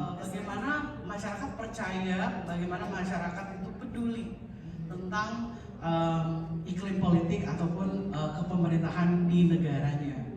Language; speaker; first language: Indonesian; native; Indonesian